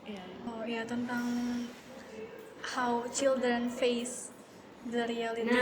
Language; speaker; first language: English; non-native, learner; Indonesian